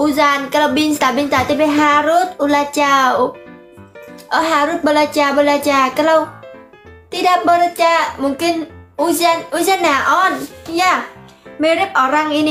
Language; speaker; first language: Indonesian; non-native, learner; Vietnamese